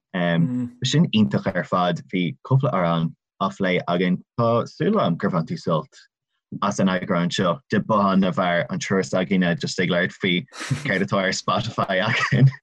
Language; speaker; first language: Irish; non-native, local second language; English